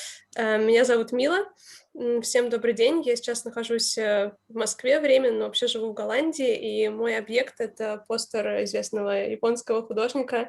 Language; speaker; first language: Russian; native; Russian